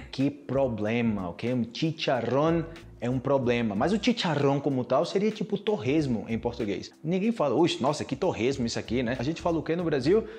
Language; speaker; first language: Portuguese; native; Portuguese